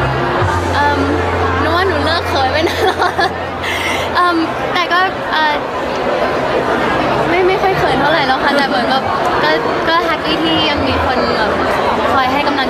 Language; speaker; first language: Thai; native; Thai